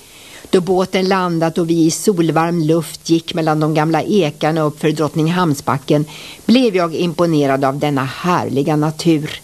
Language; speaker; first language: Swedish; native; Swedish